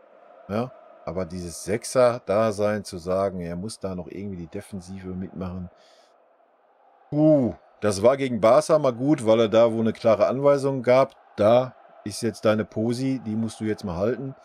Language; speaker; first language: German; native; German